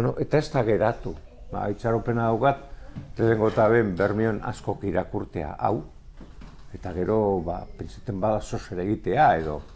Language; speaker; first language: Basque; native; Basque